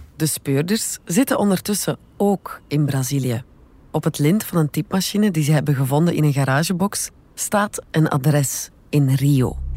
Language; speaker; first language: Dutch; native; Dutch